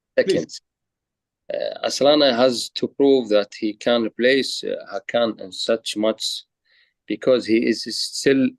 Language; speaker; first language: English; non-native, learner; Arabic